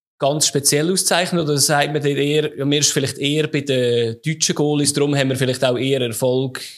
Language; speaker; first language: German; native; German